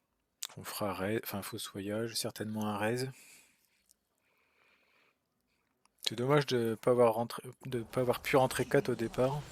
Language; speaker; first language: French; native; French